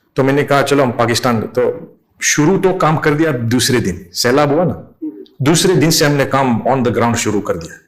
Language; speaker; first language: Urdu; non-native, fluent; English